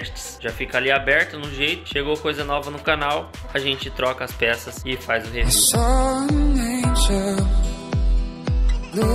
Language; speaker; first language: Portuguese; native; Portuguese